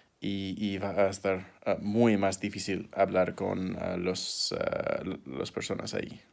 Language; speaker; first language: Spanish; non-native, learner; English